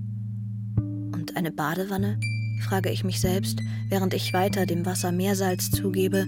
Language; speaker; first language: German; non-native, fluent; Persian